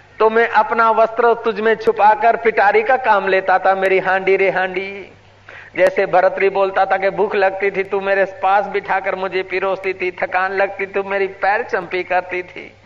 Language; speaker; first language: Hindi; non-native, local second language; Sindhi